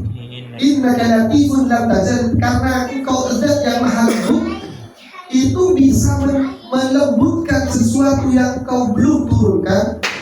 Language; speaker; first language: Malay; non-native, local second language; Javanese